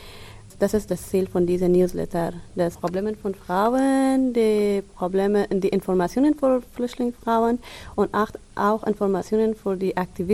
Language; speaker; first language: German; non-native, learner; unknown